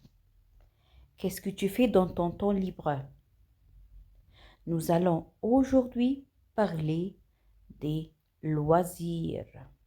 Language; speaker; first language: French; non-native, fluent; Arabic